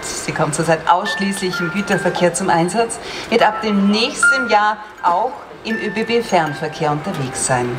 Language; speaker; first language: German; native; German